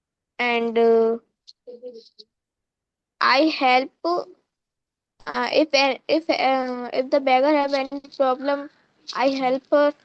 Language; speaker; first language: English; non-native, learner; Hindi